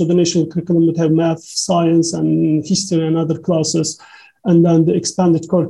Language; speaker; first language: English; non-native, fluent; Turkish